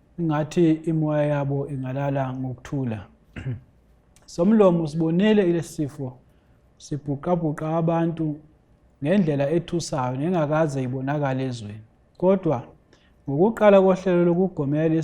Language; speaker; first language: Zulu; native; Zulu